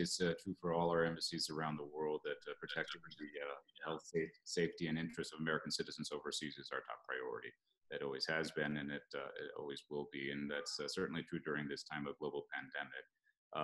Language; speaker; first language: English; native; English